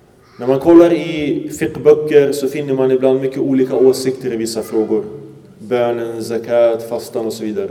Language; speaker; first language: Swedish; early bilingual, other home language; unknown